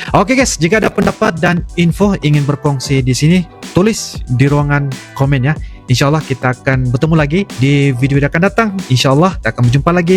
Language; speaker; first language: Malay; native; Malay